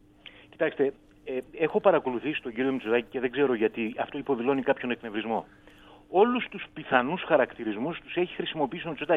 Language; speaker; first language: Greek; native; Greek